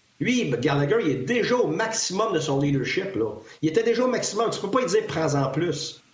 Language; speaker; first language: French; native; French